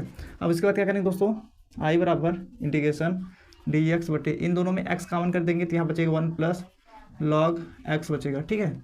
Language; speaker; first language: Hindi; native; Hindi